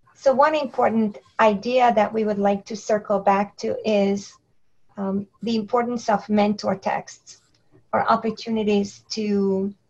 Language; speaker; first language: English; non-native, fluent; Hungarian